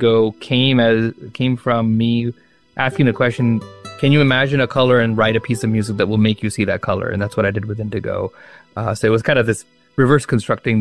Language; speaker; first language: English; non-native, local second language; Marathi